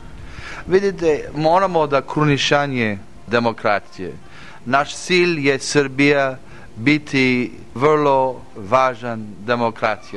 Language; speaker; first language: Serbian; early bilingual, heritage; English